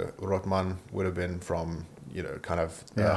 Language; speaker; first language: English; native; English